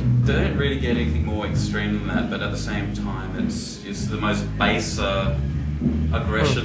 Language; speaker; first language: English; native; English